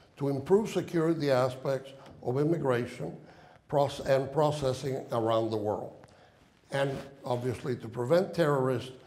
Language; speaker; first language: English; non-native, fluent; Spanish